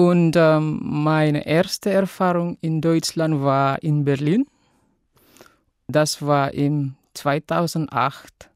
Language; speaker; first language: German; non-native, fluent; Indonesian